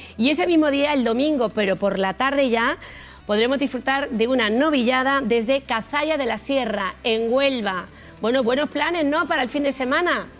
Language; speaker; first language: Spanish; native; Spanish